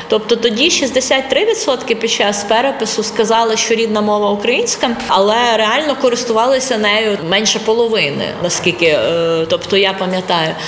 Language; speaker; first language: Ukrainian; non-native, local second language; Russian